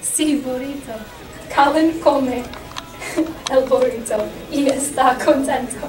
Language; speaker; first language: Spanish; non-native, learner; English